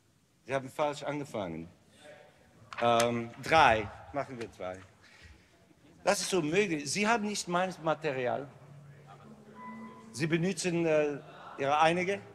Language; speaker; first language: German; non-native, fluent; English